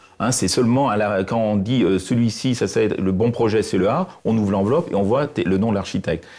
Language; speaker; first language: French; native; French